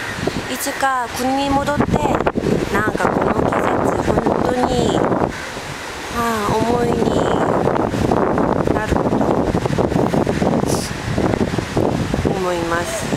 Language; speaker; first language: Japanese; non-native, learner; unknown